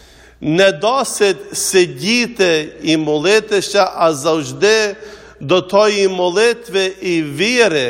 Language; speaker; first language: Ukrainian; early bilingual, heritage; Ukrainian